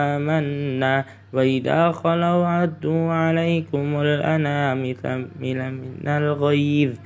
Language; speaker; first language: Arabic; non-native, learner; Indonesian